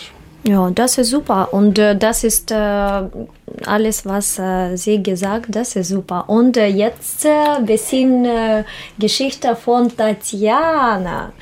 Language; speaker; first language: German; non-native, learner; Russian